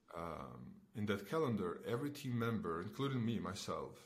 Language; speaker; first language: English; non-native, fluent; Belarusian